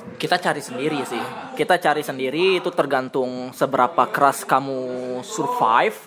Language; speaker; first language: Indonesian; native; Indonesian